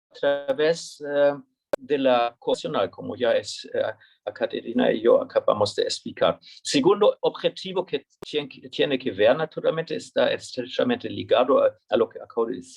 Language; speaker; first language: Spanish; non-native, fluent; German